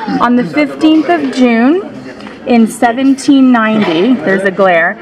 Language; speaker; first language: English; early bilingual, heritage; English